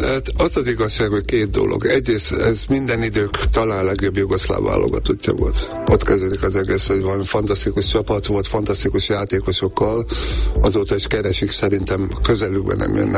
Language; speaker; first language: Hungarian; native; Hungarian